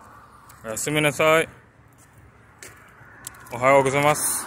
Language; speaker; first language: Japanese; non-native, learner; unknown